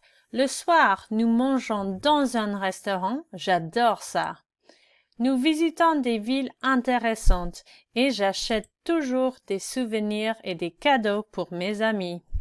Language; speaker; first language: French; non-native, fluent; English